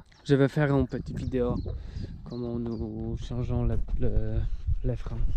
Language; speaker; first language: French; non-native, fluent; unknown